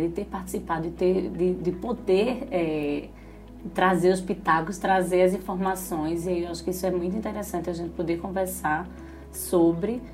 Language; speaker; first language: Portuguese; native; Portuguese